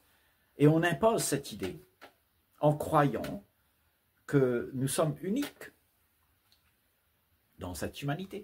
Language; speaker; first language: French; native; French